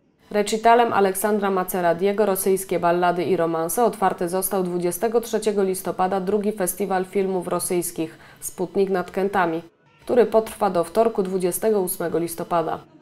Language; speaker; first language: Polish; native; Polish